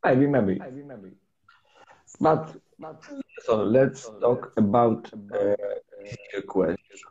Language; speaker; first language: English; non-native, learner; Polish